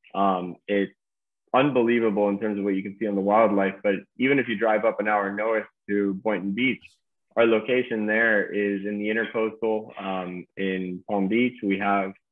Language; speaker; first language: English; native; English